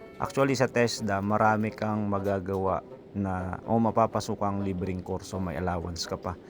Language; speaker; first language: Filipino; native; Filipino